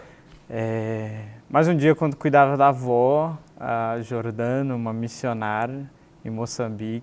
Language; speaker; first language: Portuguese; native; Portuguese